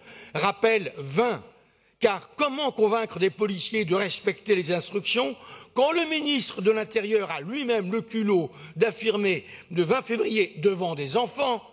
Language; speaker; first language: French; native; French